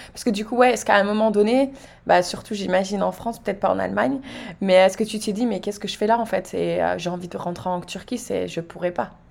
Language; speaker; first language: French; native; French